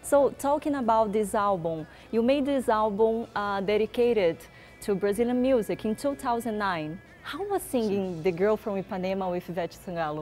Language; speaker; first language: English; non-native, fluent; Portuguese